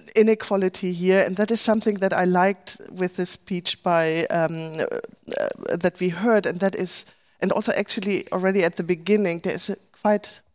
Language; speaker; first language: English; non-native, fluent; German